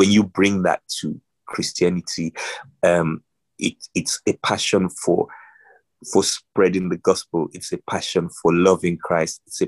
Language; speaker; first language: English; non-native, local second language; Yoruba